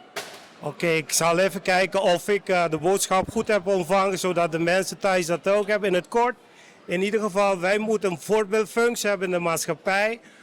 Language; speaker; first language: Dutch; non-native, local second language; Papiamento